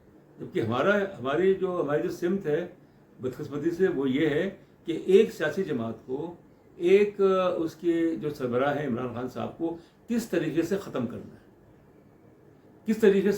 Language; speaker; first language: Urdu; native; Urdu